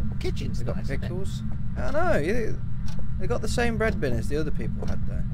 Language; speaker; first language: English; native; English